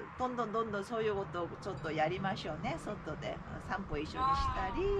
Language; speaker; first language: Japanese; non-native, fluent; Korean